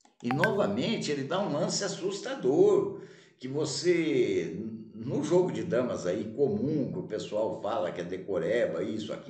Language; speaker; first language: Portuguese; native; Portuguese